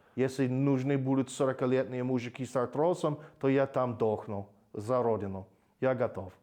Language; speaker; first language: Russian; non-native, fluent; English